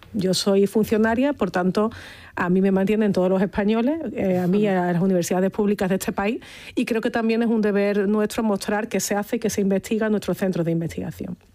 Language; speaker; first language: Spanish; native; Spanish